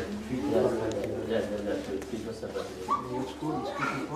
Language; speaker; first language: English; non-native, learner; French